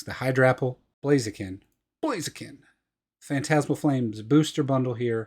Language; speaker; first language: English; native; English